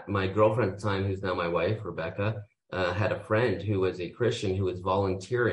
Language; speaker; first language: English; native; English